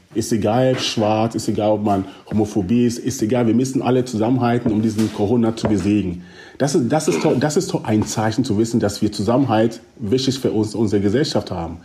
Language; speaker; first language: German; early bilingual, other home language; Akan